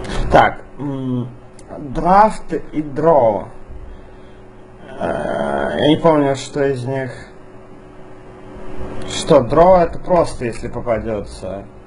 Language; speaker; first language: Russian; native; Russian